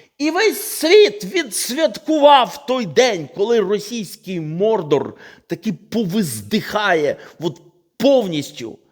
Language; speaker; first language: Ukrainian; non-native, local second language; Russian